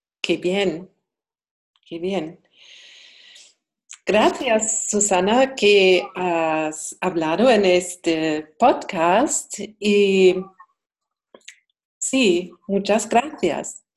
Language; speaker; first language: Spanish; non-native, fluent; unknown